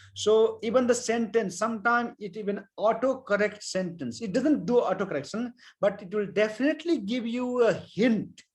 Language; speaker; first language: English; non-native, local second language; Nepali